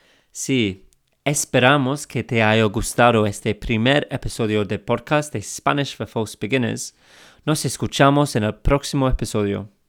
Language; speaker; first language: Spanish; non-native, fluent; English